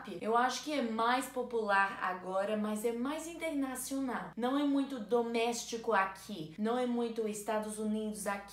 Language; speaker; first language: Portuguese; non-native, learner; English